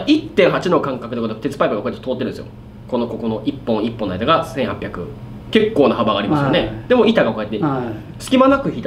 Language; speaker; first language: Japanese; native; Japanese